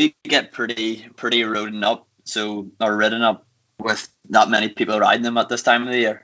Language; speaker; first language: English; native; English